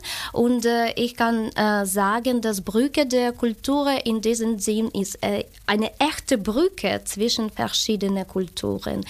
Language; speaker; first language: German; non-native, fluent; Ukrainian